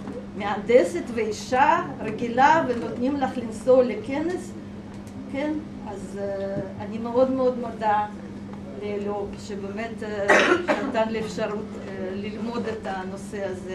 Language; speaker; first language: Hebrew; non-native, fluent; Russian